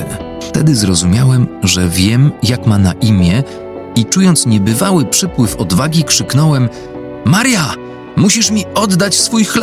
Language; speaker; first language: Polish; native; Polish